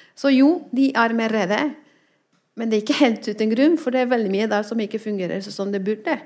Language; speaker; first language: Norwegian; non-native, fluent; Spanish